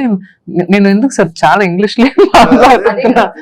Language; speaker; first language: Telugu; non-native, local second language; Tamil